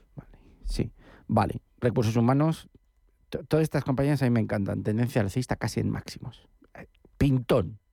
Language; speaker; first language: Spanish; native; Spanish